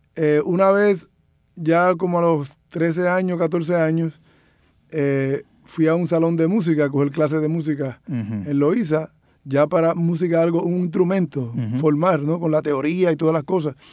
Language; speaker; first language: Spanish; native; Spanish